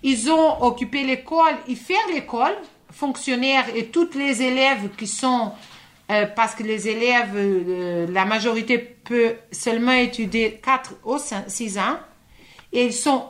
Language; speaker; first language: French; non-native, fluent; Portuguese